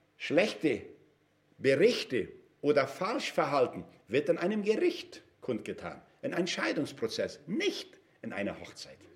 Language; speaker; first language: German; non-native, fluent; Portuguese